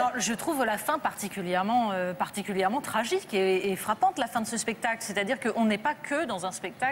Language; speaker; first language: French; native; French